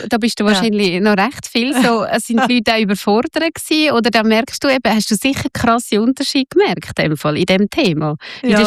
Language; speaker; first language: German; native; German